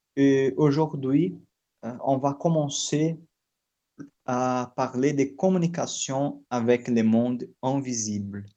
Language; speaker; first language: French; non-native, fluent; Portuguese